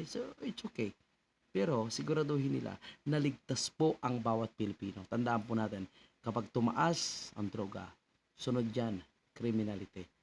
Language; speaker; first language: Filipino; native; Filipino